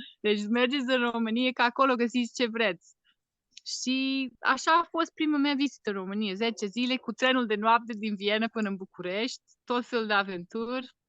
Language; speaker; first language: Romanian; non-native, fluent; English